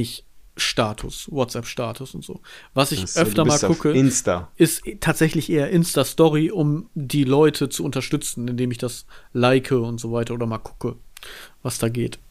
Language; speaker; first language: German; native; German